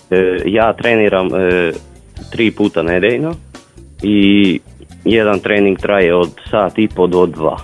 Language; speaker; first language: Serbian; non-native, local second language; Hungarian